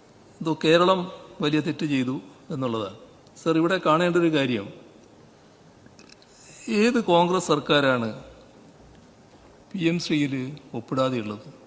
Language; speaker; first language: Malayalam; native; Malayalam